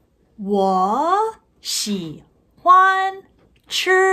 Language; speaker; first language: Chinese; non-native, fluent; English